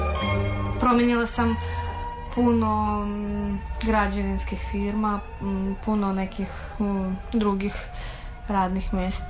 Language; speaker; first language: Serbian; non-native, fluent; Russian